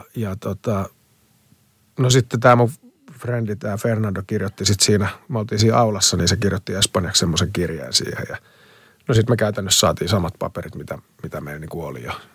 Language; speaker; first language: Finnish; early bilingual, other home language; Spanish